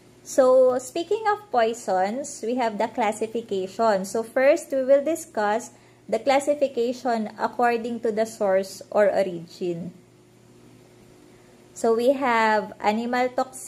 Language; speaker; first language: English; non-native, local second language; Filipino